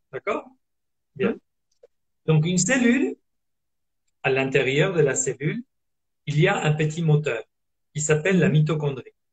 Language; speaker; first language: French; non-native, fluent; Italian